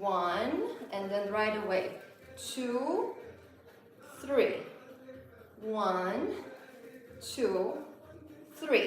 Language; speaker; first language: English; non-native, fluent; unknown